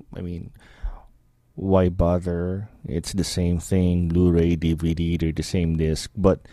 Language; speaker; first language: English; non-native, local second language; Filipino